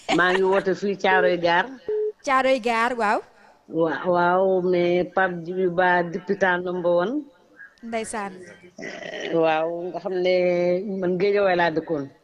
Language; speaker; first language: Wolof; native; Wolof